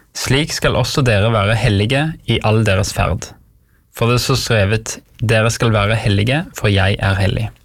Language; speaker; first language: Norwegian; native; Norwegian